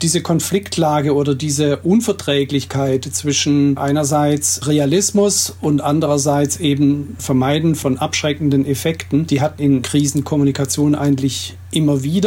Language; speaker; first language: German; native; German